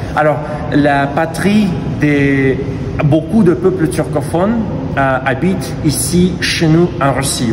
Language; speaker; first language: French; non-native, fluent; Russian